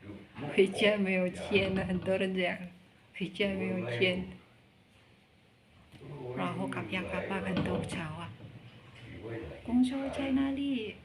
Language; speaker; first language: Chinese; non-native, learner; Indonesian